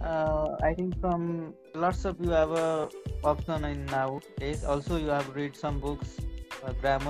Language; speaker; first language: English; non-native, local second language; Marathi